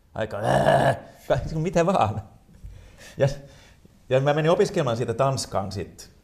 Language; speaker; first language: Finnish; non-native, local second language; Swedish